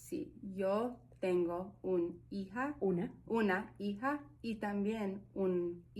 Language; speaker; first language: Spanish; early bilingual, heritage; English